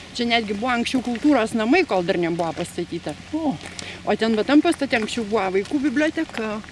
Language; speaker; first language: Lithuanian; native; Lithuanian